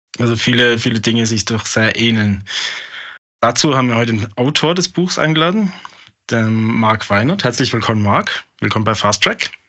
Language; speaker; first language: German; native; German